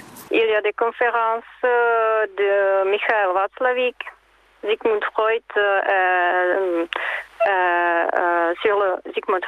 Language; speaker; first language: French; non-native, learner; Czech